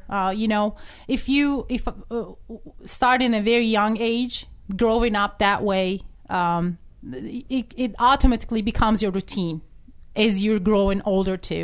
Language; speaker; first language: English; non-native, fluent; Turkish